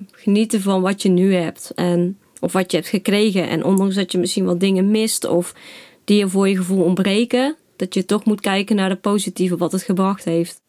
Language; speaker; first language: Dutch; native; Dutch